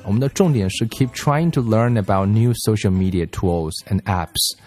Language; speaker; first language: English; non-native, fluent; Chinese